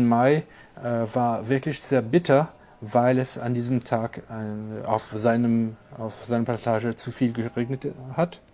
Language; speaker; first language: German; non-native, local second language; French